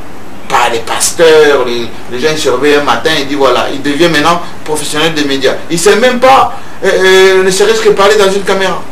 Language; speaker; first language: French; non-native, local second language; Luba-Lulua